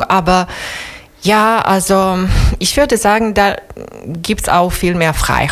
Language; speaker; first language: German; non-native, fluent; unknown